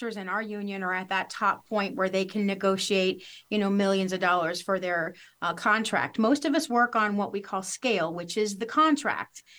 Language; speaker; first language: English; native; English